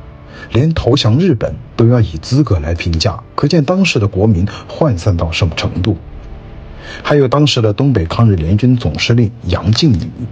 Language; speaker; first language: Chinese; native; Chinese